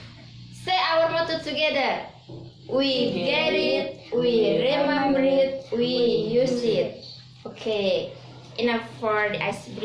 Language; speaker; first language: English; non-native, learner; Indonesian